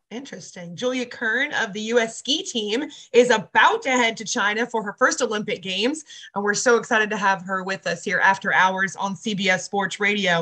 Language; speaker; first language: English; native; English